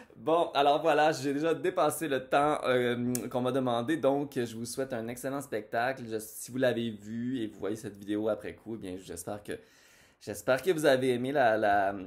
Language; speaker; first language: French; native; French